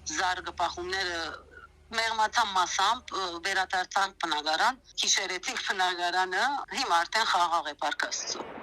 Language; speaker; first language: Armenian; early bilingual, heritage; Armenian